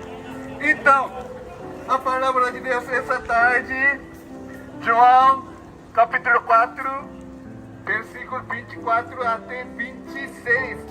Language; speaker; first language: Portuguese; non-native, learner; Korean